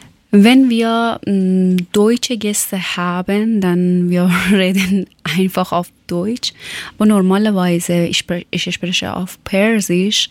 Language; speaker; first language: German; non-native, fluent; Persian